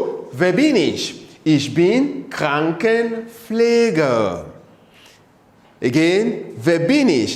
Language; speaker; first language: German; non-native, fluent; English